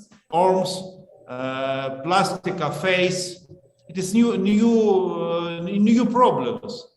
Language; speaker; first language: English; non-native, learner; Ukrainian